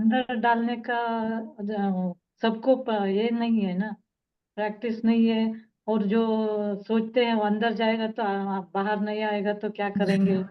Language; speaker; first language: Hindi; non-native, local second language; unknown